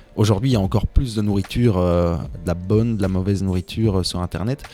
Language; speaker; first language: French; native; French